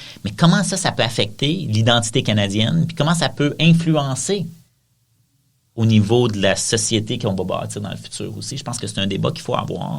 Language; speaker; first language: French; native; French